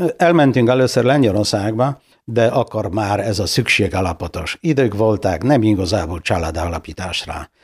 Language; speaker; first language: Hungarian; non-native, fluent; Polish